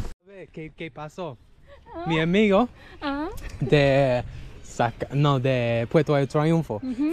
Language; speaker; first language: Spanish; non-native, learner; English